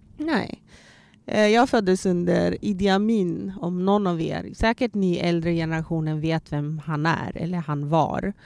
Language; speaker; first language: Swedish; early bilingual, other home language; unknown